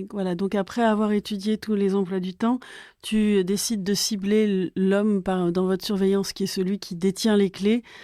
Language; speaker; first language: French; native; French